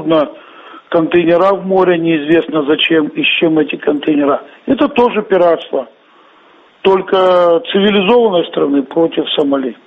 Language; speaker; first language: Russian; native; Russian